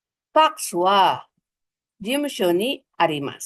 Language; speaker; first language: Japanese; non-native, fluent; Filipino